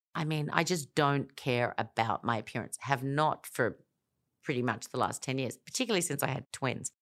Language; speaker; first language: English; native; English